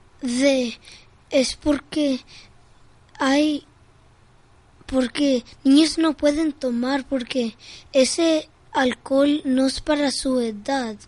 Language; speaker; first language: Spanish; early bilingual, heritage; Spanish